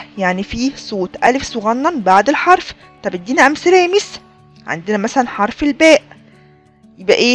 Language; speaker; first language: Arabic; native; Arabic